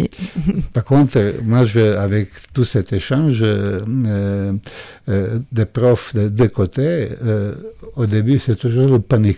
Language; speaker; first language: French; non-native, fluent; Croatian